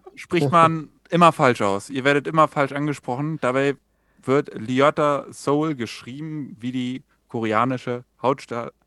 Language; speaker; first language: German; early bilingual, other home language; English